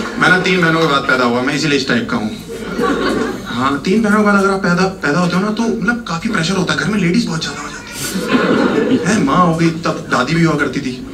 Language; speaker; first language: Hindi; native; Hindi